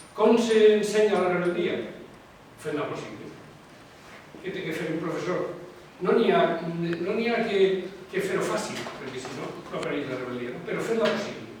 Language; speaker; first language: Catalan; non-native, local second language; Spanish